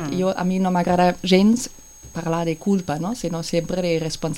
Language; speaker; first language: Catalan; non-native, fluent; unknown